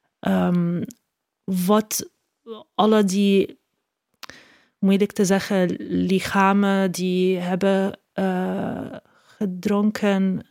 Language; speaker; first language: Dutch; non-native, learner; Arabic